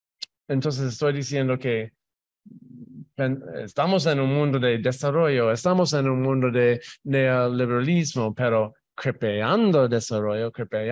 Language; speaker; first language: Spanish; non-native, fluent; English